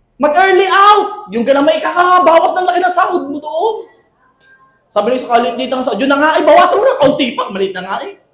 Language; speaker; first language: Filipino; native; Filipino